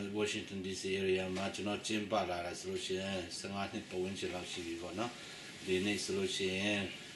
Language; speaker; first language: Burmese; non-native, local second language; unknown